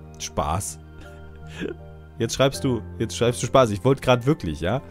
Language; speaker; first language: German; native; German